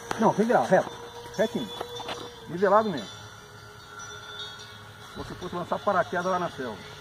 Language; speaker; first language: Portuguese; native; Portuguese